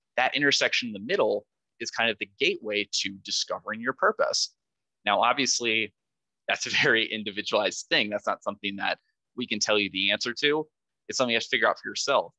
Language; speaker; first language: English; native; English